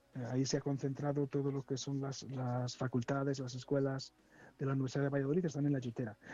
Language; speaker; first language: Spanish; native; Spanish